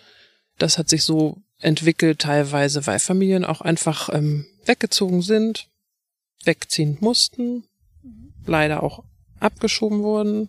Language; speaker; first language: German; native; German